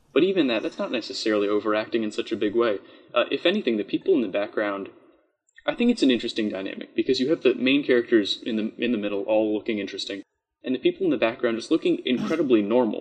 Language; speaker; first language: English; native; English